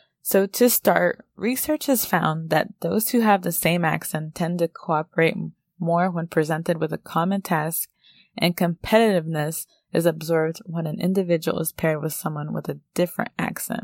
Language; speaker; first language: English; native; English